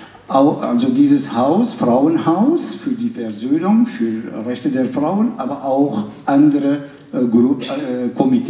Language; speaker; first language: German; non-native, fluent; Arabic